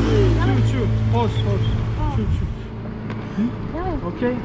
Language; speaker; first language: English; non-native, learner; Turkish